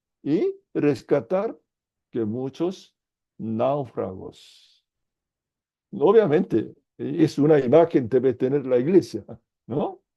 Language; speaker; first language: Spanish; non-native, fluent; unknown